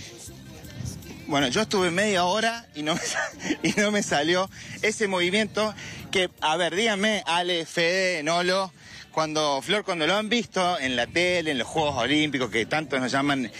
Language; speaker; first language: Spanish; native; Spanish